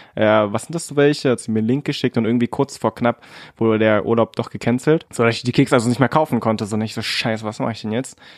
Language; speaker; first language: German; early bilingual, other home language; Vietnamese